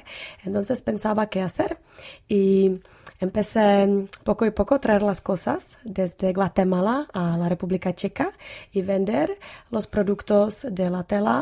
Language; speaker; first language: Spanish; non-native, learner; Czech